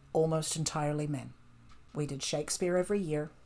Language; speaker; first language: English; native; English